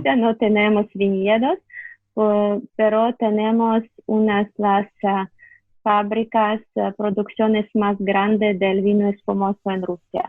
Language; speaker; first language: Spanish; non-native, fluent; Russian